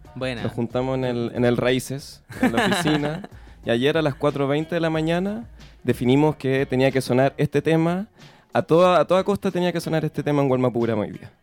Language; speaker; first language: Spanish; non-native, local second language; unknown